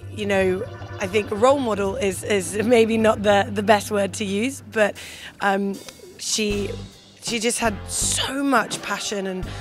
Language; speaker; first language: English; native; English